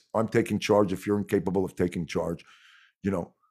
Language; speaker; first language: English; non-native, fluent; French